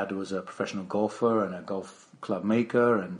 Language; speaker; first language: English; native; English